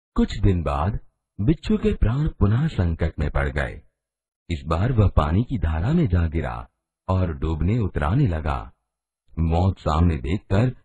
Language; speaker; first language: Hindi; non-native, local second language; Gujarati